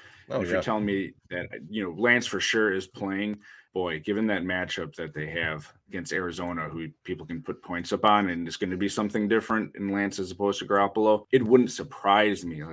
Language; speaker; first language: English; native; English